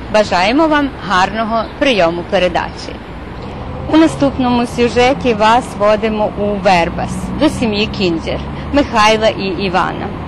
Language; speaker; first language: Ukrainian; early bilingual, heritage; Ukrainian